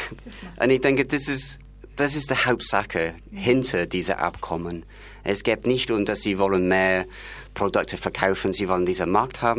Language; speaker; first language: German; non-native, fluent; English